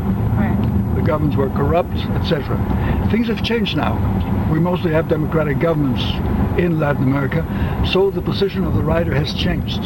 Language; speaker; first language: English; early bilingual, other home language; Spanish